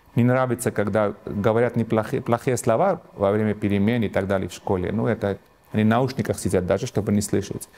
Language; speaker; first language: Russian; non-native, local second language; Armenian